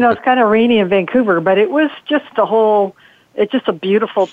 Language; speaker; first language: English; early bilingual, other home language; Italian